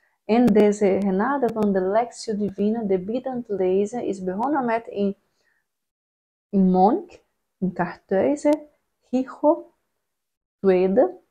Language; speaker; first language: German; non-native, learner; Portuguese